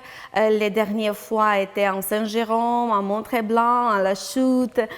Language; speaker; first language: French; non-native, learner; Ukrainian